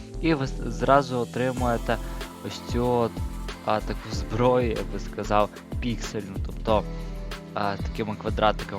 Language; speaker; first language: Ukrainian; native; Ukrainian